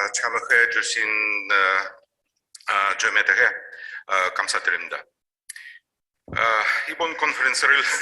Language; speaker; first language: Korean; non-native, learner; Russian